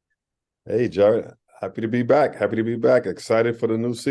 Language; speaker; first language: English; native; English